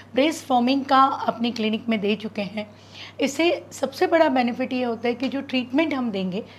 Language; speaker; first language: Hindi; native; Hindi